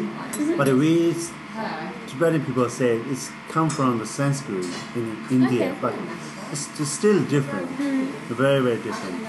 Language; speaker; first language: English; non-native, learner; Chinese